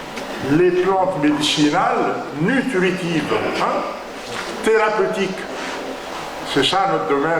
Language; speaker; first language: French; non-native, local second language; Arabic